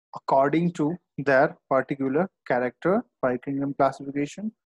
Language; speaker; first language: English; non-native, local second language; Gujarati